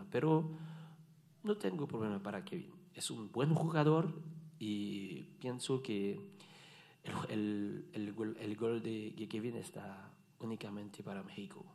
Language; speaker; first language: Spanish; non-native, learner; French